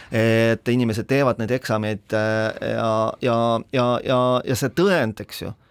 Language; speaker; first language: Estonian; non-native, local second language; Russian